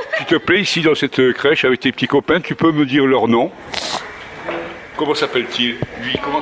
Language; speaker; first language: French; native; French